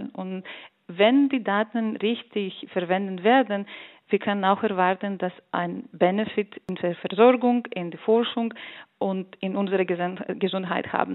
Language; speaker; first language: German; non-native, fluent; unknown